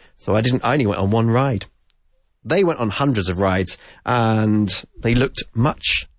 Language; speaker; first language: English; native; English